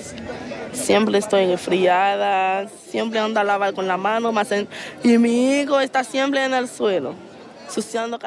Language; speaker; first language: Spanish; non-native, learner; Haitian Creole